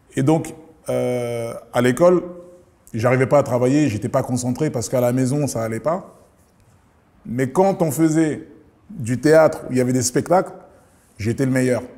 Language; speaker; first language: French; early bilingual, other home language; Lingala